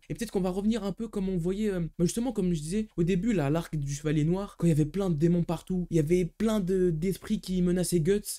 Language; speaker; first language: French; native; French